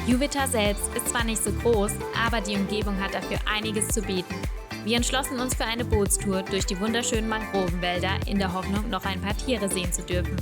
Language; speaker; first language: German; native; German